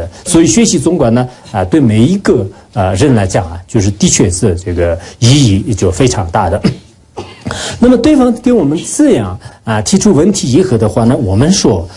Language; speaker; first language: Chinese; non-native, local second language; Tibetan